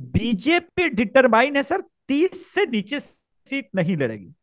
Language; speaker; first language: Hindi; native; Hindi